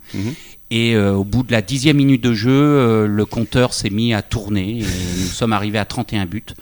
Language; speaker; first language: French; native; French